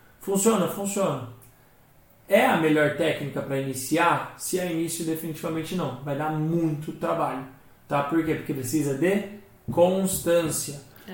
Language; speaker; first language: Portuguese; native; Portuguese